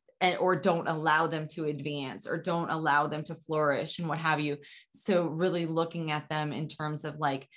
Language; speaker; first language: English; native; English